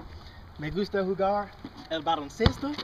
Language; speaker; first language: Spanish; non-native, learner; English